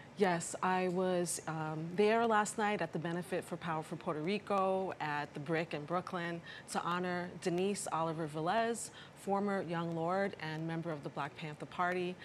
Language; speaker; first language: English; early bilingual, other home language; Spanish